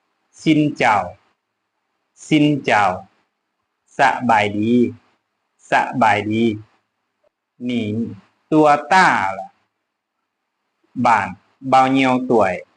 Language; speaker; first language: Vietnamese; non-native, learner; Lao